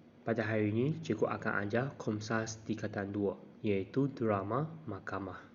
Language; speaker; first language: Malay; non-native, local second language; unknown